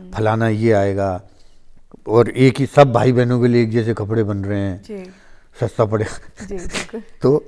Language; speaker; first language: Hindi; native; Hindi